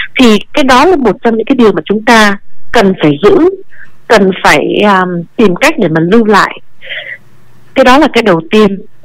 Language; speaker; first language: Vietnamese; early bilingual, heritage; Vietnamese